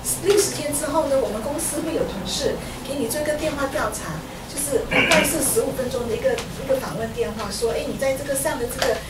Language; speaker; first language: Chinese; native; Chinese